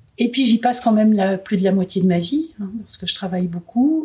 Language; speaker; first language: French; native; French